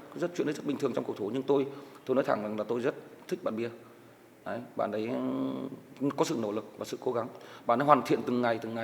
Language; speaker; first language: Vietnamese; native; Vietnamese